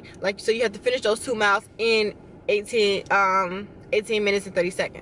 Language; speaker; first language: English; native; English